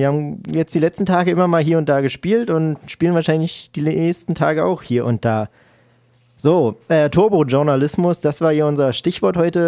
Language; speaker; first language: German; native; German